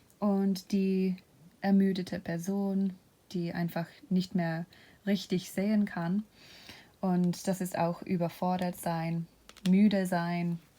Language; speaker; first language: German; non-native, fluent; English